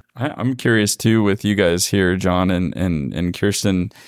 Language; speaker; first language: English; native; English